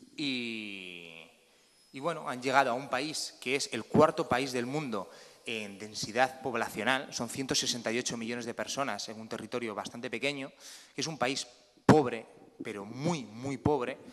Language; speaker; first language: Spanish; native; Spanish